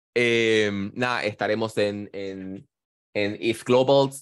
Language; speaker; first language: Spanish; native; Spanish